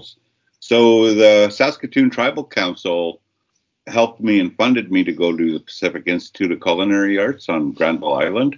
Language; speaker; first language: English; native; English